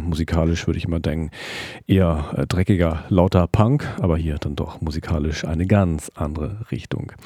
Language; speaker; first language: German; native; German